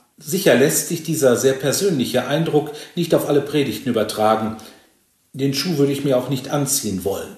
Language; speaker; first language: German; native; German